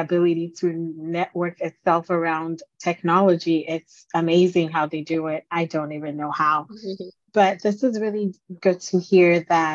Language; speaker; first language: English; non-native, local second language; Akan